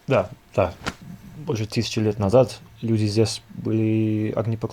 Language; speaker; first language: Russian; non-native, learner; English